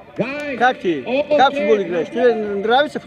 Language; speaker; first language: Russian; non-native, local second language; Tajik